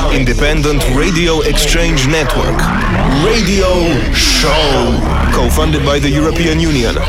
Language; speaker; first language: English; non-native, fluent; Spanish